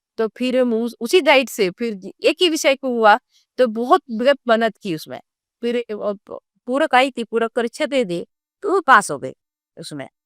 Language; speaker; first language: Hindi; non-native, local second language; Gondi